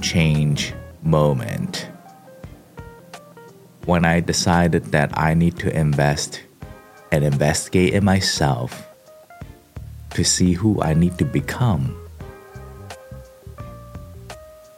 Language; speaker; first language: English; non-native, local second language; Cantonese